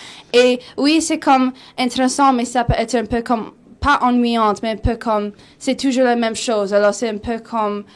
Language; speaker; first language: French; non-native, local second language; English